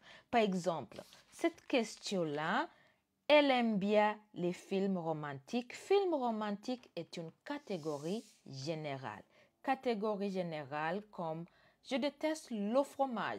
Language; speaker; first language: French; non-native, fluent; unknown